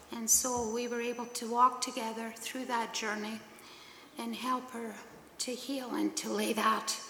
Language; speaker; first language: English; native; English